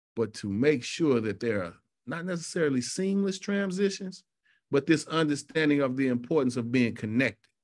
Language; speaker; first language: English; native; English